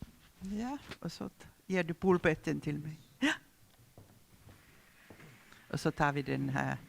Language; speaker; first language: Swedish; non-native, local second language; Finnish